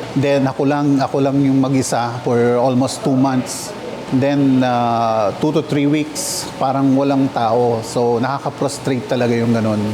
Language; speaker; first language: Filipino; non-native, local second language; Pampanga